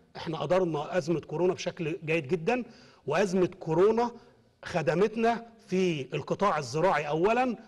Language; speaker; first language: Arabic; native; Arabic